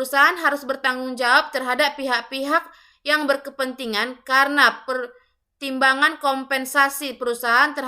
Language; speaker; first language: Indonesian; native; Indonesian